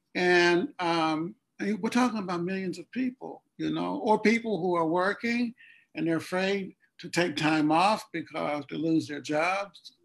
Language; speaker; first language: English; native; English